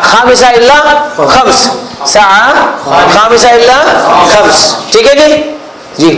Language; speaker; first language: Arabic; non-native, fluent; Urdu